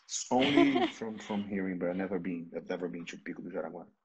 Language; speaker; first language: English; non-native, fluent; Portuguese